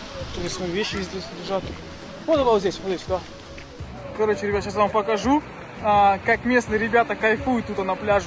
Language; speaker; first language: Russian; native; Russian